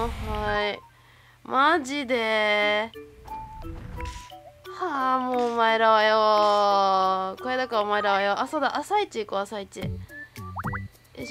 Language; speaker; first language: Japanese; native; Japanese